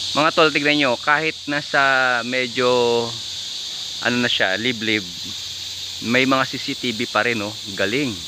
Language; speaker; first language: Filipino; native; Filipino